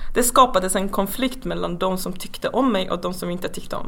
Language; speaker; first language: Swedish; non-native, fluent; Persian